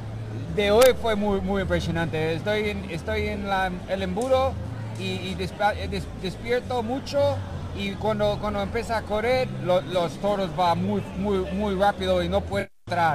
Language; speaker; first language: Spanish; non-native, learner; English